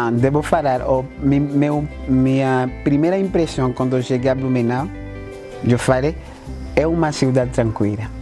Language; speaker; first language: Portuguese; non-native, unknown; Haitian Creole